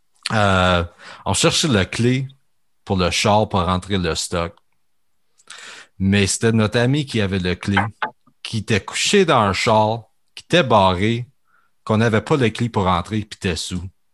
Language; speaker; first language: French; native; French